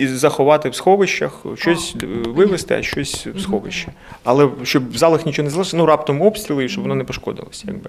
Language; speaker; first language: Ukrainian; native; Ukrainian